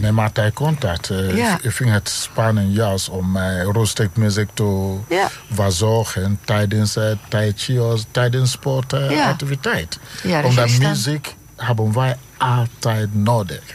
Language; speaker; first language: Dutch; non-native, fluent; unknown